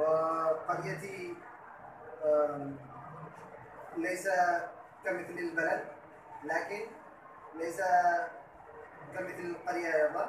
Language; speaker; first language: Arabic; non-native, learner; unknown